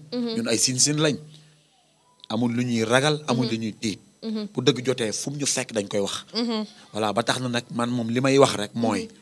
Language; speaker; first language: Wolof; native; Wolof